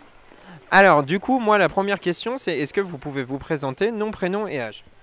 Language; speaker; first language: French; native; French